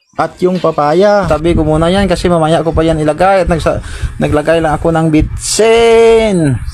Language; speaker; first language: Filipino; non-native, local second language; Cebuano